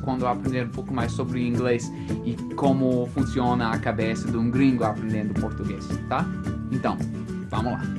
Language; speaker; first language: Portuguese; non-native, fluent; English